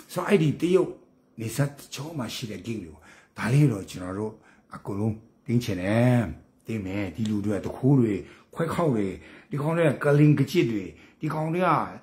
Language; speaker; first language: Burmese; non-native, local second language; Kachin